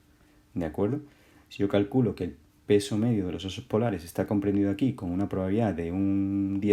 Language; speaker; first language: Spanish; native; Spanish